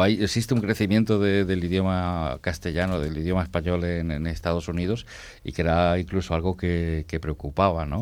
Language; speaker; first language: Spanish; native; Spanish